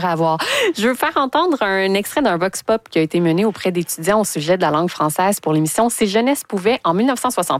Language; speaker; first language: French; native; French